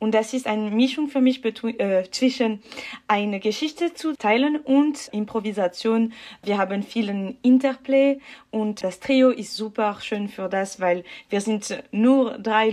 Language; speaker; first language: German; non-native, learner; French